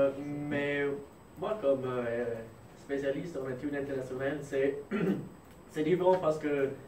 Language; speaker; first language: French; non-native, fluent; English